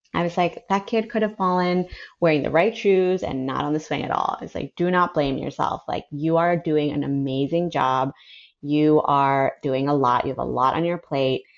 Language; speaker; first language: English; early bilingual, other home language; Spanish